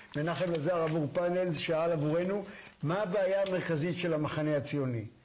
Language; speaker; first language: Hebrew; native; Hebrew